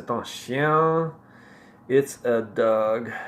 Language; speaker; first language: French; non-native, learner; English